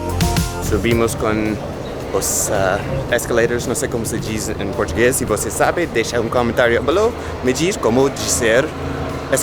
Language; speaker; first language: Portuguese; non-native, fluent; English